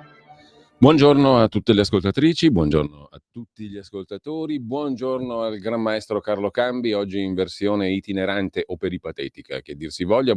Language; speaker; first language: Italian; native; Italian